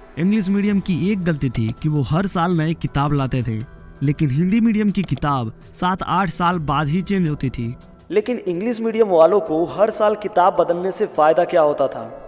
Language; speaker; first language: Hindi; native; Hindi